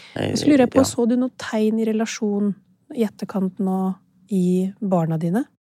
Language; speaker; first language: Norwegian; early bilingual, other home language; Urdu